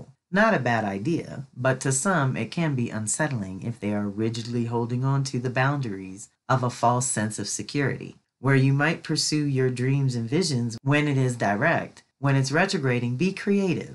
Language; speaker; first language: English; native; English